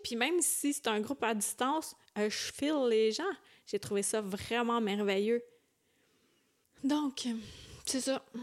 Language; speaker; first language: French; native; French